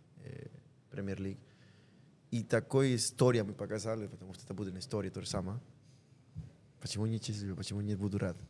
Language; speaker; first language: Russian; non-native, learner; Spanish